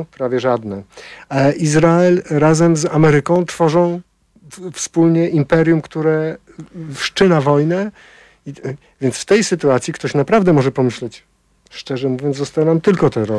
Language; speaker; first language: Polish; native; Polish